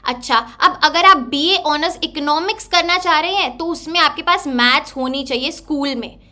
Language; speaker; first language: Hindi; native; Hindi